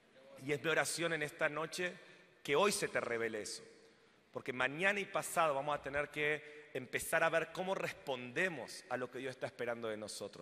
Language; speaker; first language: Spanish; native; Spanish